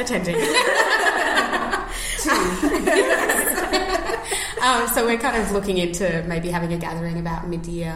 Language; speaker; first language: English; native; English